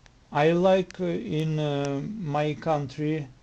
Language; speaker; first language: English; non-native, learner; Russian